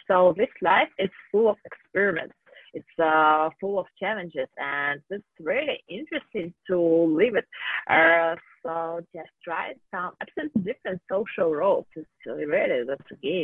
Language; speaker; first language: English; non-native, fluent; Russian